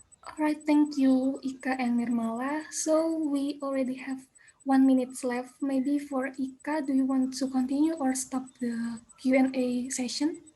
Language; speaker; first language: English; non-native, learner; Indonesian